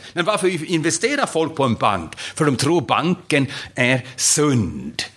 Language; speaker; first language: Swedish; non-native, fluent; German